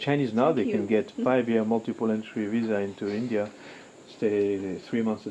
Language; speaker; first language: English; non-native, fluent; Chinese